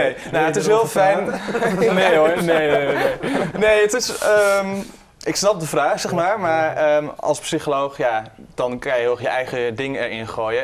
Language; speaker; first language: Dutch; native; Dutch